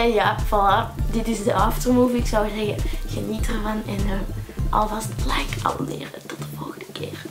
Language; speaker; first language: Dutch; native; Dutch